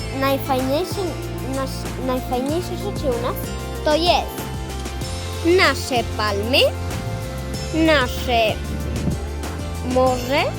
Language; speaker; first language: Polish; early bilingual, heritage; Polish